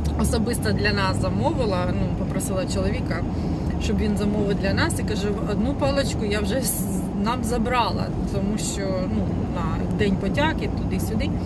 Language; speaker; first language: Ukrainian; non-native, local second language; Russian